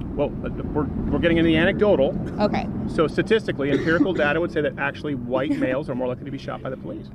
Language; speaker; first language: English; native; English